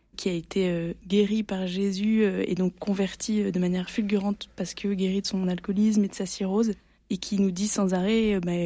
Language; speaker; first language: French; native; French